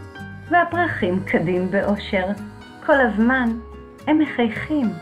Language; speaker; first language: Hebrew; native; Hebrew